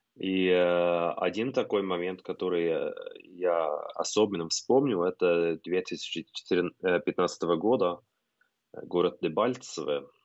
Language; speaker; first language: Russian; non-native, fluent; Norwegian